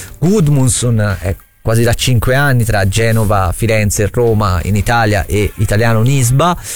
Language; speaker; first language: Italian; native; Italian